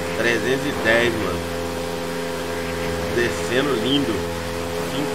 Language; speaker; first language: Portuguese; native; Portuguese